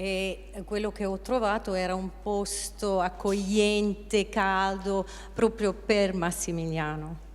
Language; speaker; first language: Italian; non-native, fluent; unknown